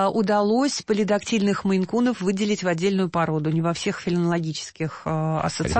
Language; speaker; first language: Russian; native; Russian